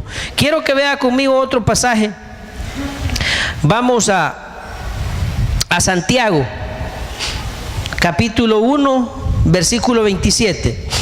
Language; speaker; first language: Spanish; native; Spanish